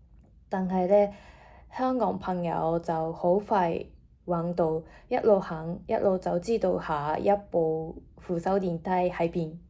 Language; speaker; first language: Cantonese; non-native, fluent; Japanese